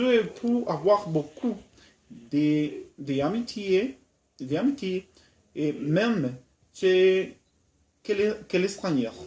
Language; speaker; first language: French; non-native, learner; Spanish